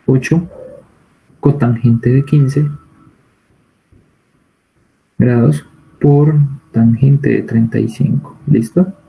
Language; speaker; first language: Spanish; native; Spanish